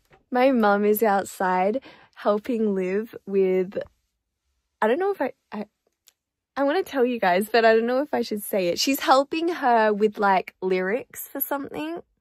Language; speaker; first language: English; early bilingual, other home language; Korean